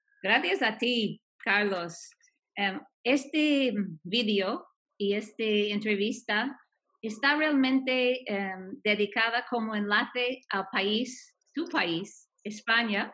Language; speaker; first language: Spanish; non-native, fluent; English